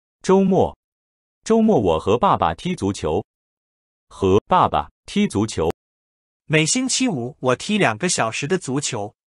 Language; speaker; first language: Chinese; non-native, learner; English